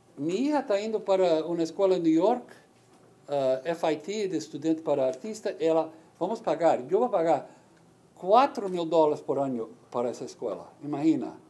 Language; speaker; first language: Spanish; early bilingual, heritage; Portuguese